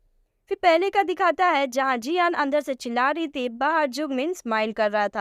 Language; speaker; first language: Hindi; native; Hindi